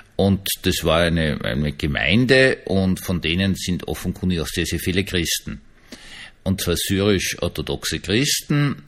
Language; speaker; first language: German; native; German